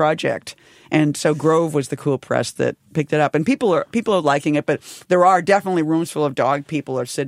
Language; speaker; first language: English; native; English